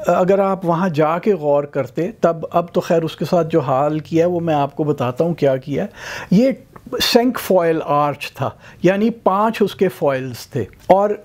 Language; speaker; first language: Urdu; non-native, local second language; Punjabi